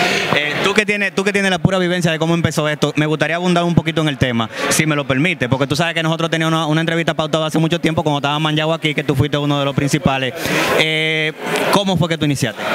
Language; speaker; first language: Spanish; native; Spanish